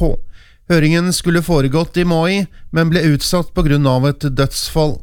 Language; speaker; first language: Norwegian; native; Norwegian